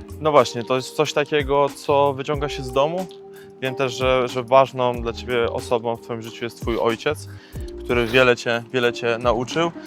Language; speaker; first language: Polish; native; Polish